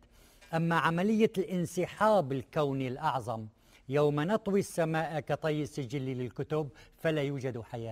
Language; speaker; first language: Arabic; native; Arabic